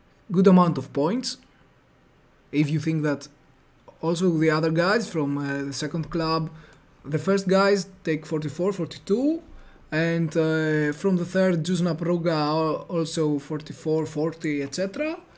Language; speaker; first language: English; non-native, fluent; Greek